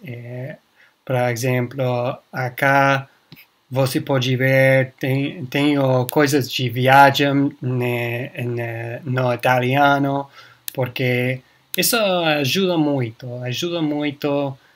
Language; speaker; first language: Portuguese; non-native, learner; English